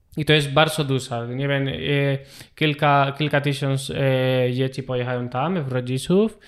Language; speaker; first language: Polish; non-native, learner; Spanish